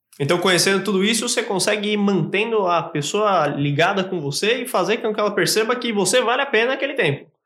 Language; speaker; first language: Portuguese; native; Portuguese